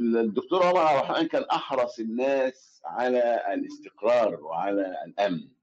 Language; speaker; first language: Arabic; native; Arabic